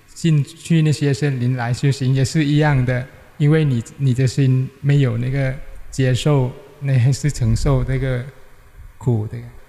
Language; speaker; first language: Chinese; non-native, fluent; Thai